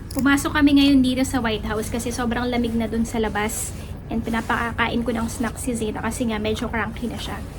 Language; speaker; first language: Filipino; native; Filipino